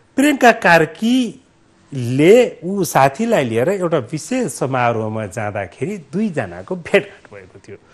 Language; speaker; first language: Nepali; native; Nepali